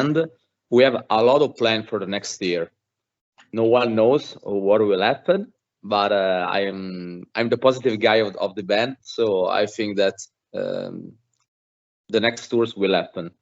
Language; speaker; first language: English; non-native, fluent; Italian